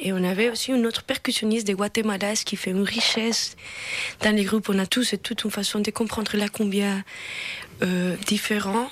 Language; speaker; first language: French; non-native, fluent; Spanish